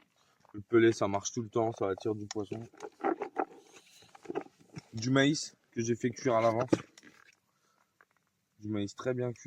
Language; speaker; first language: French; native; French